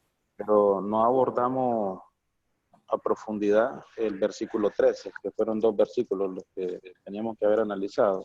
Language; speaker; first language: Spanish; native; Spanish